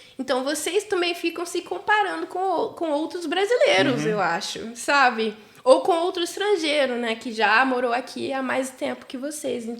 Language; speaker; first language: Portuguese; non-native, fluent; English